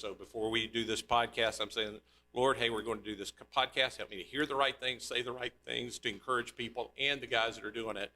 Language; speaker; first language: English; native; English